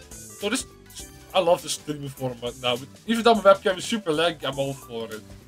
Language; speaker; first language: English; non-native, fluent; Dutch